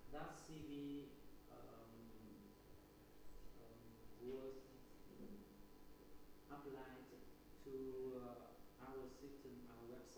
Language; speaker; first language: English; non-native, learner; Vietnamese